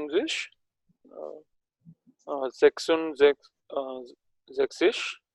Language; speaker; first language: German; non-native, learner; Telugu